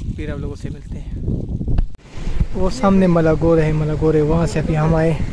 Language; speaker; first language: Urdu; non-native, local second language; Pashto